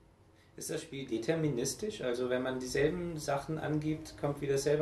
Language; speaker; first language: German; native; German